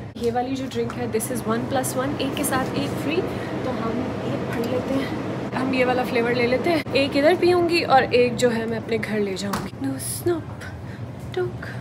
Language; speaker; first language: Urdu; native; Urdu